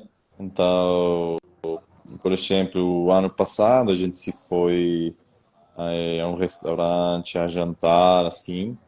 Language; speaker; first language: Portuguese; non-native, fluent; Spanish